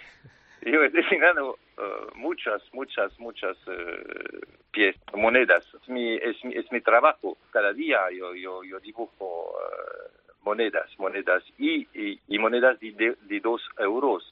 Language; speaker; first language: Spanish; early bilingual, heritage; French